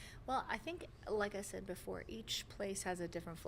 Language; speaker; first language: English; native; English